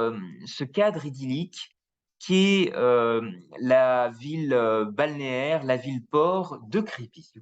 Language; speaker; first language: French; native; French